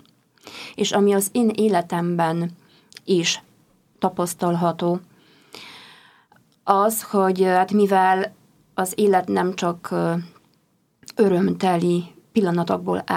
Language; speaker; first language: Hungarian; non-native, fluent; Polish